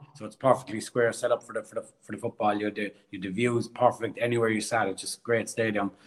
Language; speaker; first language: English; native; English